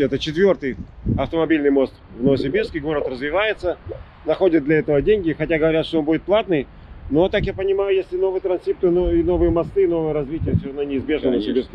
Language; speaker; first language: Russian; native; Russian